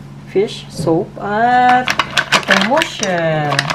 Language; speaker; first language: English; non-native, local second language; Filipino